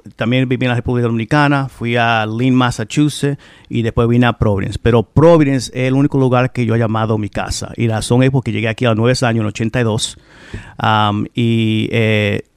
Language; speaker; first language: Spanish; early bilingual, heritage; Spanish